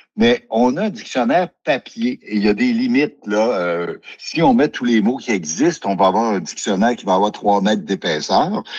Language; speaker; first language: French; native; French